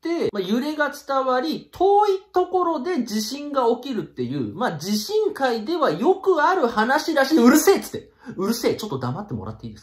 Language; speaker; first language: Japanese; native; Japanese